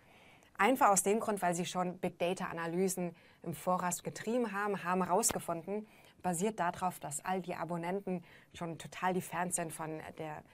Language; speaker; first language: German; native; German